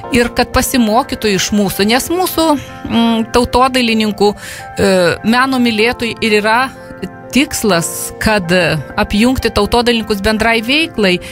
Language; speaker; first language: Lithuanian; native; Lithuanian